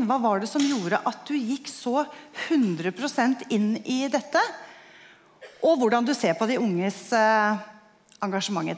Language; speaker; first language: Norwegian; native; Norwegian